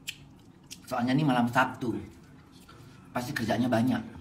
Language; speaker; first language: Indonesian; native; Indonesian